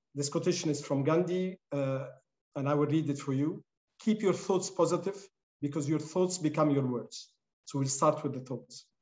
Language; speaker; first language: English; non-native, fluent; Arabic